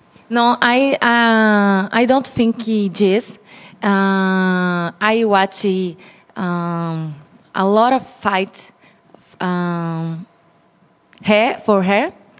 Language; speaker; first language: English; non-native, learner; Portuguese